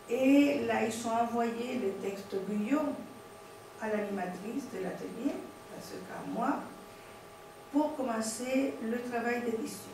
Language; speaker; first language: French; non-native, fluent; Spanish